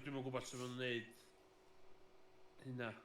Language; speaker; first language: Welsh; native; Welsh